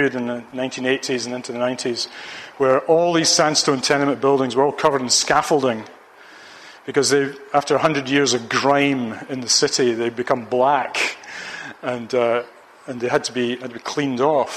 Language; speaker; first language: English; native; English